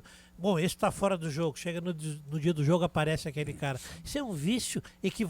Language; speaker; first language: Portuguese; native; Portuguese